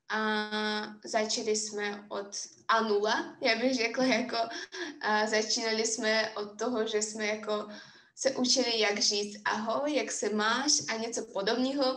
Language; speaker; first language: Czech; non-native, fluent; Russian